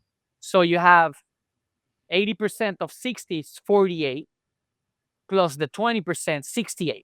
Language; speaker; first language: English; non-native, local second language; Spanish